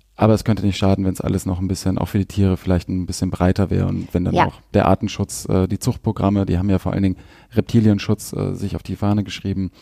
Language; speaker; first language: German; native; German